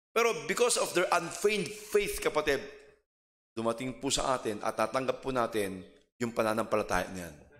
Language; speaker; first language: Filipino; non-native, local second language; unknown